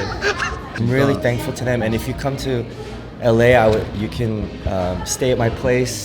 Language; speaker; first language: English; early bilingual, other home language; Korean